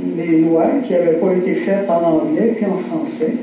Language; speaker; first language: French; native; French